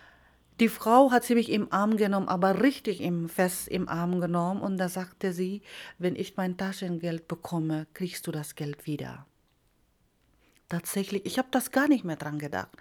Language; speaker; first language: German; non-native, fluent; Iloko